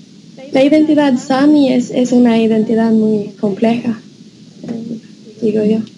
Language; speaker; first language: Spanish; non-native, fluent; Norwegian